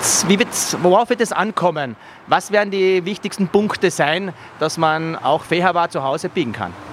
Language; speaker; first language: German; native; German